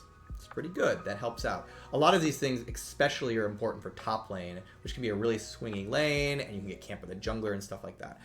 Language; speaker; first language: English; native; English